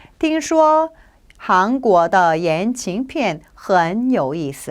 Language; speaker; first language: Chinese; non-native, fluent; Korean